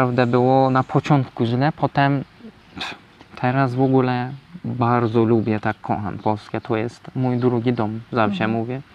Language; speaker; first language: Polish; non-native, learner; Turkish